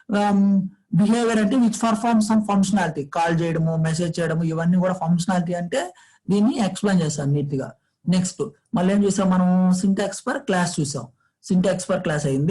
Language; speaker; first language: Telugu; native; Telugu